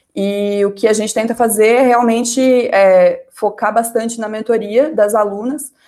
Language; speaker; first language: Portuguese; native; Portuguese